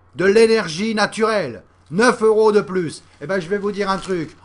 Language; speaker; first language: French; native; French